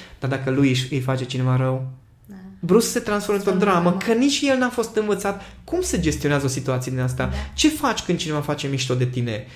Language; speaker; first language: Romanian; non-native, local second language; Hungarian